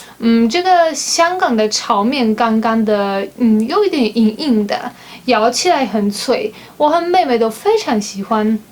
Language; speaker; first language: Chinese; non-native, fluent; Polish